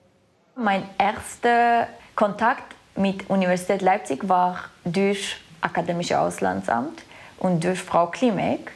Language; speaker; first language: German; non-native, fluent; Armenian